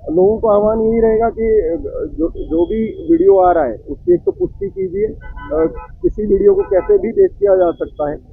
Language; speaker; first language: Hindi; non-native, local second language; Marathi